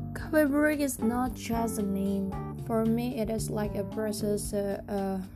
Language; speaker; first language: English; non-native, learner; Indonesian